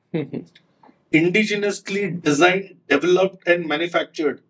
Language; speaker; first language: Hindi; non-native, local second language; Konkani